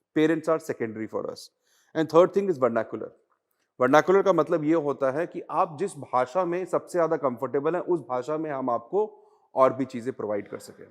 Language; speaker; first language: Hindi; native; Hindi